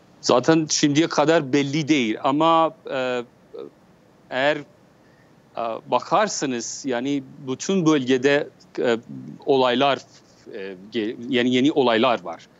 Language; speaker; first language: Turkish; non-native, learner; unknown